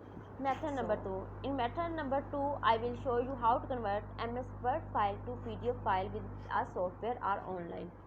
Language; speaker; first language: English; non-native, local second language; Urdu